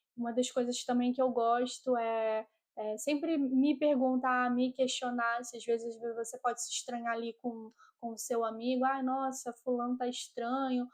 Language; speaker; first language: Portuguese; native; Portuguese